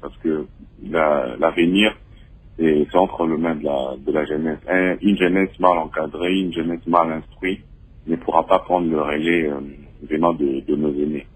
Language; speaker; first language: French; non-native, local second language; Lingala